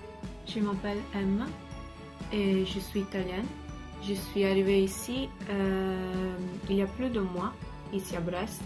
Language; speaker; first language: French; non-native, learner; Italian